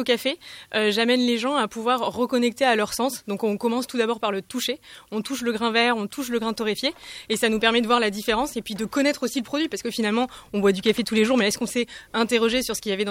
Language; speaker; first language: French; native; French